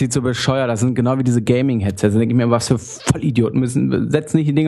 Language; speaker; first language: German; native; German